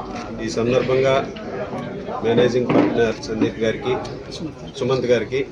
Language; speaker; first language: Telugu; native; Telugu